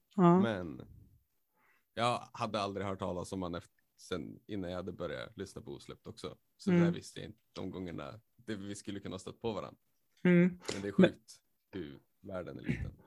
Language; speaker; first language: Swedish; native; Swedish